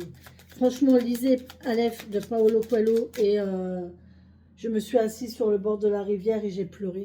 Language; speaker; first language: French; native; French